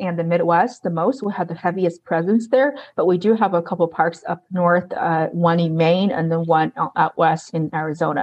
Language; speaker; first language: English; non-native, fluent; Chinese